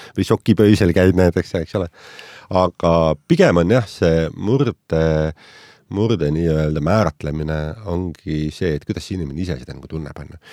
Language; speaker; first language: Estonian; native; Estonian